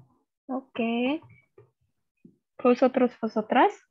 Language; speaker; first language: Spanish; non-native, learner; Indonesian